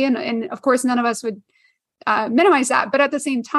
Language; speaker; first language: English; native; English